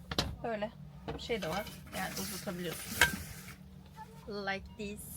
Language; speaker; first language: Turkish; native; Turkish